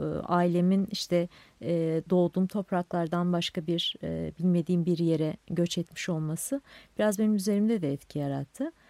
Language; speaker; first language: Turkish; non-native, local second language; Kurdish